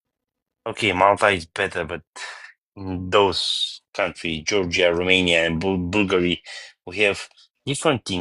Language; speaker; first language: English; non-native, learner; Bulgarian